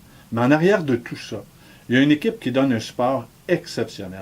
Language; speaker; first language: French; native; French